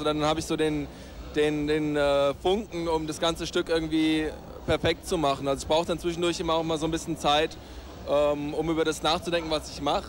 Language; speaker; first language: German; native; German